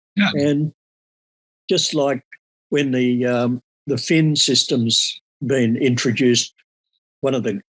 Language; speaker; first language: English; native; English